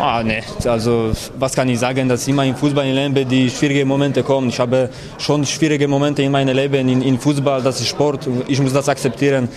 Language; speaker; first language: German; non-native, learner; Polish